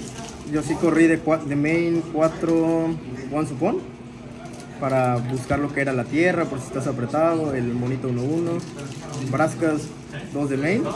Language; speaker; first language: Spanish; native; Spanish